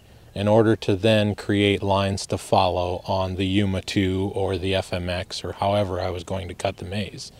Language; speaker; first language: English; native; English